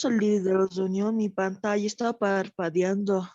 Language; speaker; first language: Spanish; native; Spanish